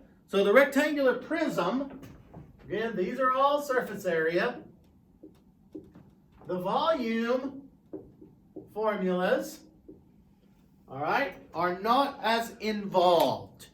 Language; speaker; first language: English; native; English